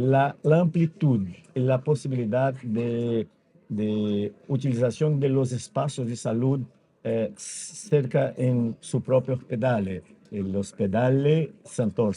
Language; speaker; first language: Spanish; non-native, fluent; Portuguese